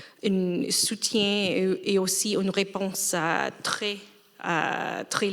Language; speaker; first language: French; non-native, fluent; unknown